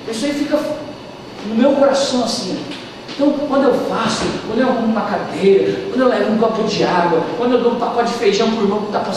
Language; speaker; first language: Portuguese; native; Portuguese